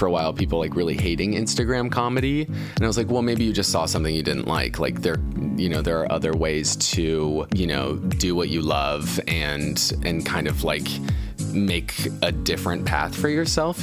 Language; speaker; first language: English; native; English